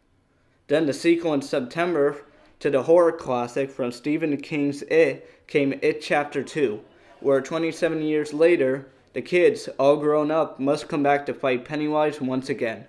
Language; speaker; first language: English; native; English